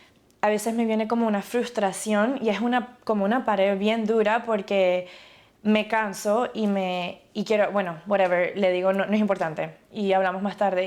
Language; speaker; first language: Spanish; early bilingual, other home language; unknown